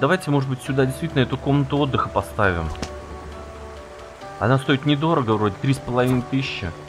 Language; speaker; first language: Russian; native; Russian